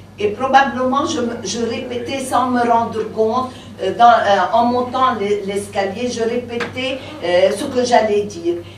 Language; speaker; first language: French; non-native, local second language; Arabic